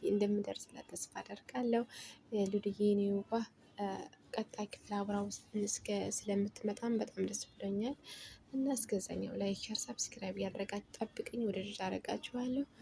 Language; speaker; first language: Amharic; native; Amharic